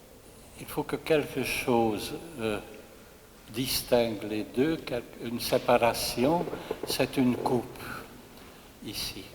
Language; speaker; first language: French; non-native, fluent; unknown